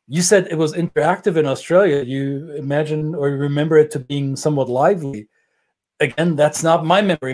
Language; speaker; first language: English; non-native, fluent; German